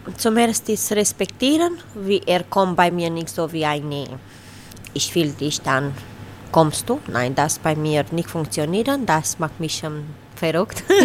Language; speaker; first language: German; non-native, learner; Romanian